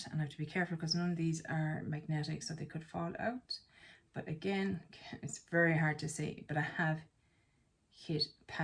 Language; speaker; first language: English; native; English